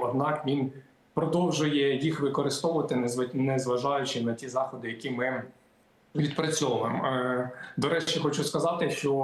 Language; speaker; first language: Ukrainian; native; Ukrainian